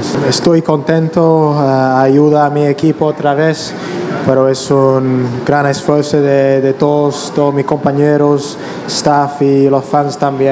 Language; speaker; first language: Spanish; non-native, learner; English